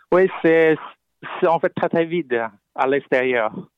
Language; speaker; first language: French; non-native, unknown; Chinese